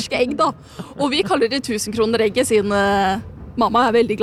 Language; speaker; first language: Norwegian; native; Norwegian